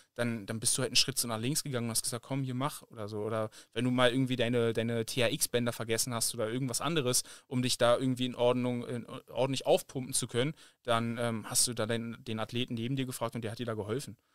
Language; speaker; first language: German; native; German